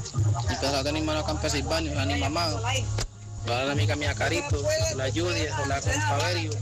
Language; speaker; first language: Spanish; native; Spanish